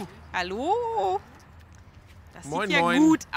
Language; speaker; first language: German; native; German